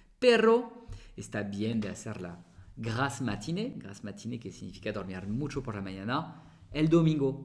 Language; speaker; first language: Spanish; non-native, fluent; French